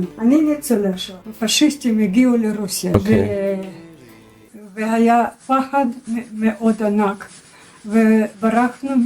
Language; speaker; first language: Hebrew; non-native, fluent; Russian